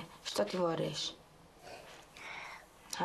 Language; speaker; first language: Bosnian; non-native, learner; Chinese